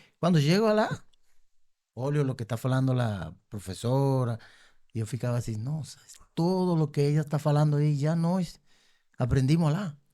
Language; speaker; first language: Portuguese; non-native, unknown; Spanish